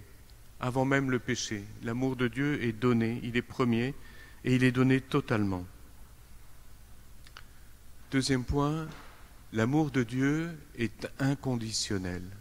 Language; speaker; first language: French; native; French